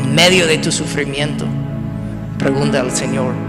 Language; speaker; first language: Spanish; non-native, fluent; English